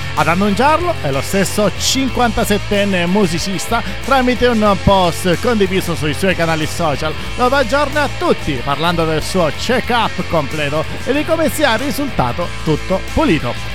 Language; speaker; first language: Italian; native; Italian